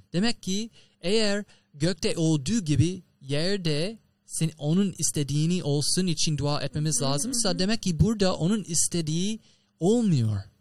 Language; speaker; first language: Turkish; non-native, fluent; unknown